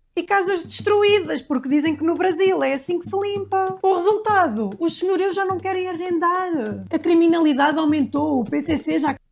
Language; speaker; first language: Portuguese; native; Portuguese